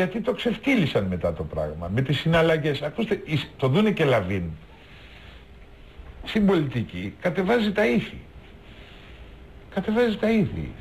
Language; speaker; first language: Greek; native; Greek